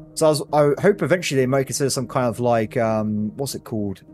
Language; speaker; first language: English; native; English